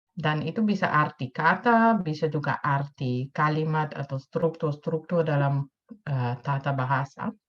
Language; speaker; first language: Indonesian; non-native, fluent; Dutch